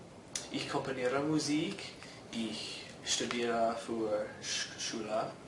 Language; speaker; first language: German; non-native, learner; English